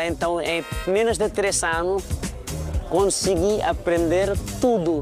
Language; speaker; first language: Portuguese; non-native, fluent; Nepali